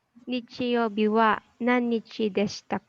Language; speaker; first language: Japanese; non-native, learner; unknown